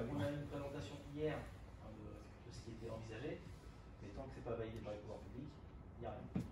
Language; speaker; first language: French; native; French